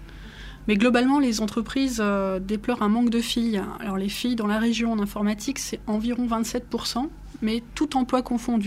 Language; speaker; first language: French; native; French